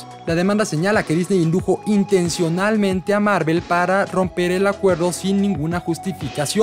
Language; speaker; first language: Spanish; native; Spanish